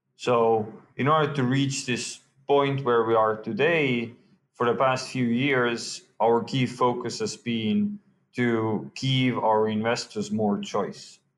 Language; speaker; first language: English; non-native, fluent; Estonian